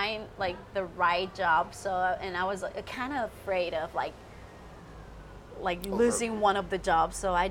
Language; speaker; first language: English; non-native, fluent; Spanish